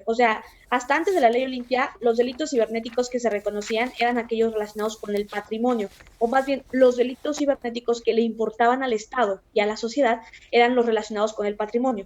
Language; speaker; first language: Spanish; native; Spanish